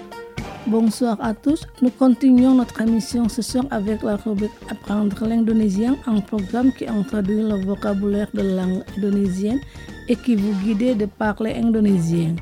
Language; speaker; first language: French; non-native, fluent; Indonesian